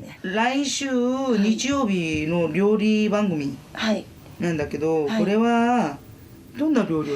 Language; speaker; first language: Japanese; non-native, fluent; Korean